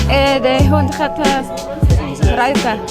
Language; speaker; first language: Dutch; non-native, learner; Filipino